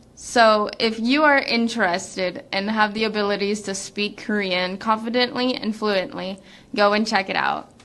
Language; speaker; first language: English; native; English